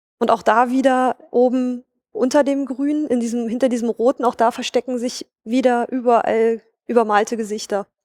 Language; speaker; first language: German; native; German